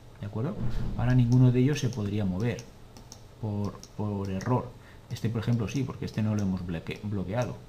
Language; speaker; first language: Spanish; native; Spanish